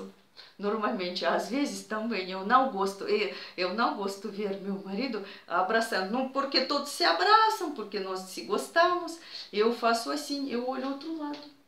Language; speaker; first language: Portuguese; non-native, fluent; Russian